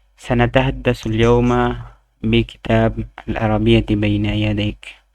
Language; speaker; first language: Arabic; non-native, fluent; Bangla